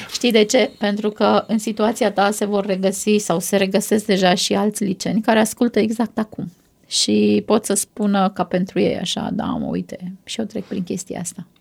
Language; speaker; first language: Romanian; native; Romanian